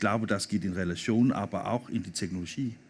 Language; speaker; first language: German; non-native, learner; Danish